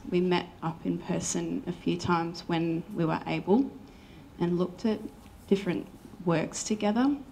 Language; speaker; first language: English; native; English